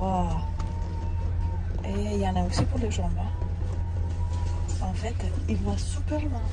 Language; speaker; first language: French; non-native, learner; Croatian